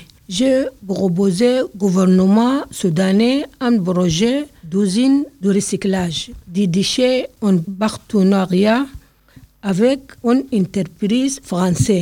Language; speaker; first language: French; non-native, learner; Arabic